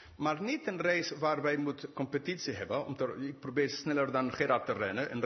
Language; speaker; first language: Dutch; non-native, fluent; English